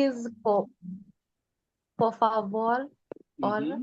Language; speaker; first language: Spanish; non-native, learner; Swahili